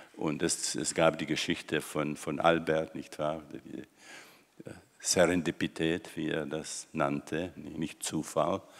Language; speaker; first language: German; non-native, fluent; Czech